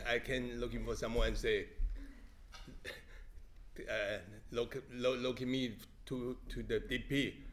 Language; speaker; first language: English; non-native, learner; Chinese